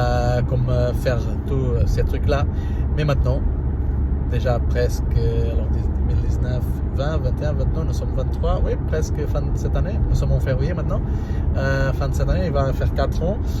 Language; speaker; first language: French; non-native, learner; Portuguese